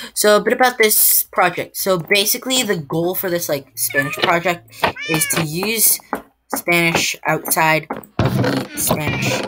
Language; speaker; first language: English; native; English